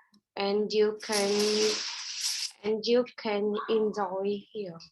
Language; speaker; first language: English; non-native, learner; Vietnamese